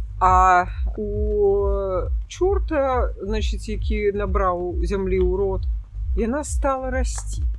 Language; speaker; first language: Belarusian; native; Belarusian